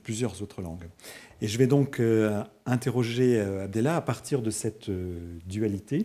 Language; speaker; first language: French; native; French